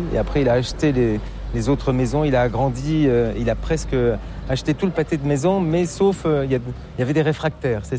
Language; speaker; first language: French; native; French